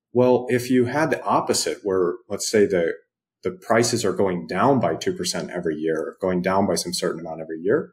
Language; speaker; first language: English; native; English